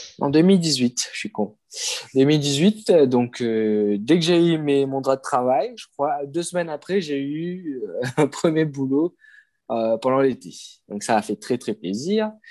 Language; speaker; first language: French; non-native, local second language; Morisyen